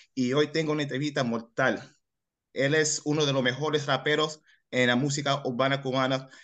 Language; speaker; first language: Spanish; early bilingual, heritage; Spanish